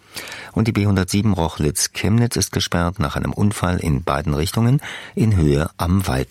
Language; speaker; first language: German; native; German